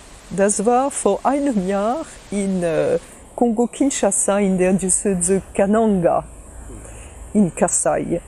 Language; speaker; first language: German; non-native, fluent; French